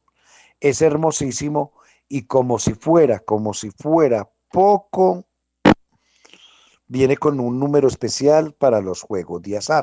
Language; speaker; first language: Spanish; native; Spanish